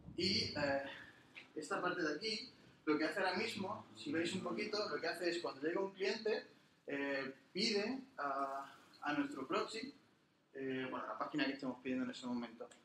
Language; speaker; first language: Spanish; native; Spanish